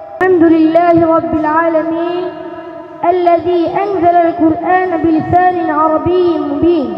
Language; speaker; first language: Arabic; non-native, learner; Bangla